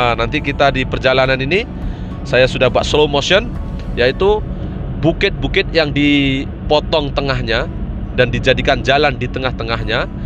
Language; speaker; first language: Indonesian; native; Indonesian